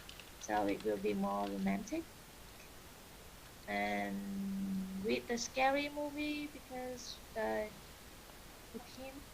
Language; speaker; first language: English; non-native, learner; Vietnamese